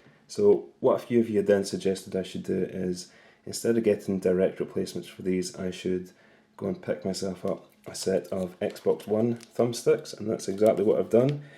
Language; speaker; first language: English; native; English